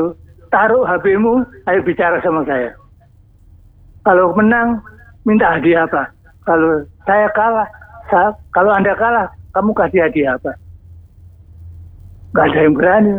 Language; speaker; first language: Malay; non-native, local second language; Javanese